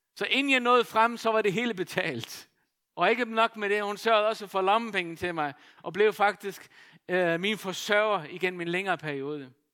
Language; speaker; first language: Danish; non-native, local second language; Faroese